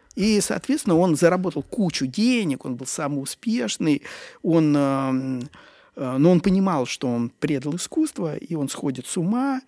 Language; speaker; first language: Russian; native; Russian